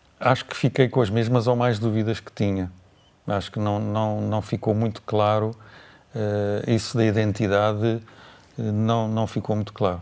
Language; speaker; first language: Portuguese; native; Portuguese